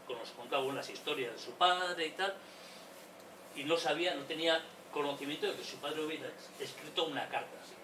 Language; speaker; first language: Spanish; non-native, local second language; Basque